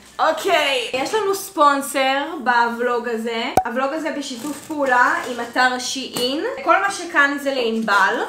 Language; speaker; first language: Hebrew; native; Hebrew